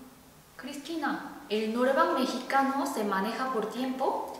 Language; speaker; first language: Spanish; non-native, fluent; Korean